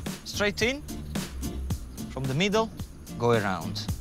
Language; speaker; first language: English; non-native, fluent; Italian